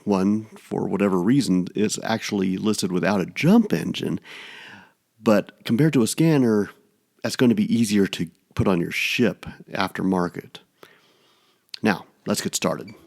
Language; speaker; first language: English; native; English